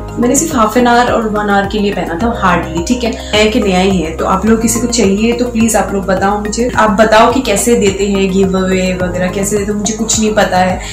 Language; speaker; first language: Hindi; non-native, local second language; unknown